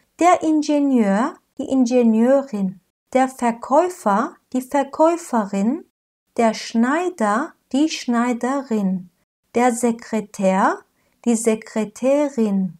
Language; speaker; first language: German; non-native, fluent; Turkish